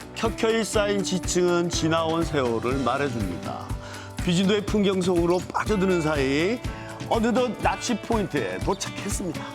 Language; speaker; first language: Korean; native; Korean